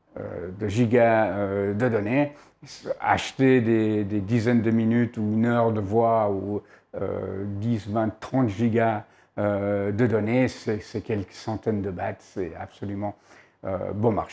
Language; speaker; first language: French; native; French